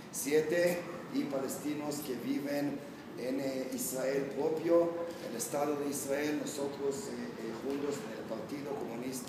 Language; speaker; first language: Spanish; non-native, fluent; Hebrew